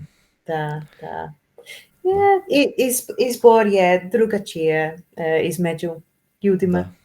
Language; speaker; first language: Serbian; non-native, learner; English